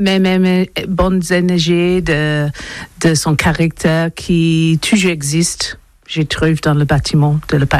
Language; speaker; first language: French; non-native, learner; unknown